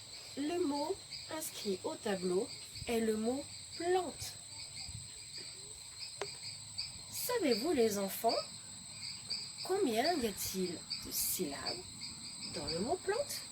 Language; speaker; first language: French; native; French